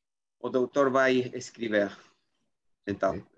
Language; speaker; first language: Portuguese; non-native, fluent; Spanish